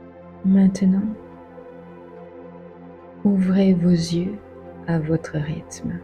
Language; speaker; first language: French; native; French